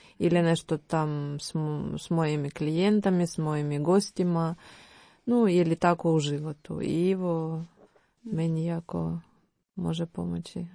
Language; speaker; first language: Croatian; non-native, learner; Ukrainian